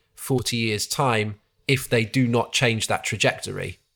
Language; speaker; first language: English; native; English